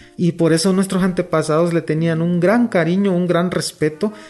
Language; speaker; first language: Spanish; non-native, local second language; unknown